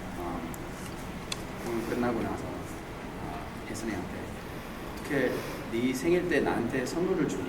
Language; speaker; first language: Korean; early bilingual, heritage; English